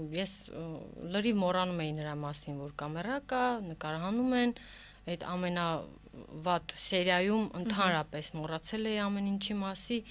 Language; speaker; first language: Armenian; early bilingual, heritage; Armenian